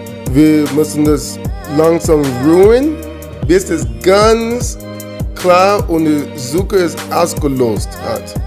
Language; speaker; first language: German; non-native, learner; English